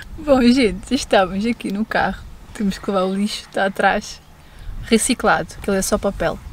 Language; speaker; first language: Portuguese; early bilingual, other home language; Ukrainian